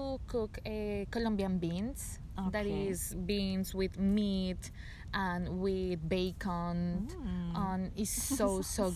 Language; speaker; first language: English; non-native, learner; Spanish